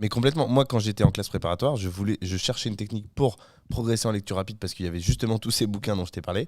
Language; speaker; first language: French; native; French